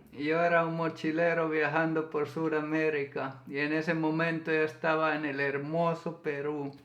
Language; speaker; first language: Spanish; non-native, fluent; Finnish